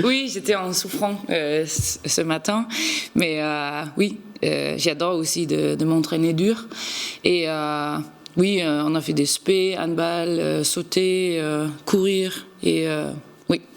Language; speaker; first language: French; non-native, learner; Danish